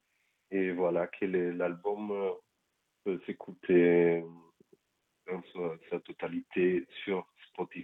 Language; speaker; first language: French; non-native, fluent; Spanish